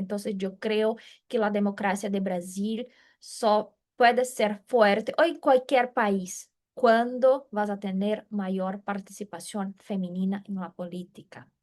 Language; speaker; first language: Spanish; non-native, fluent; Portuguese